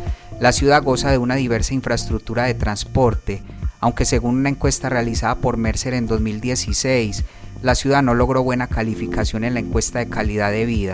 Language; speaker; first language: Spanish; native; Spanish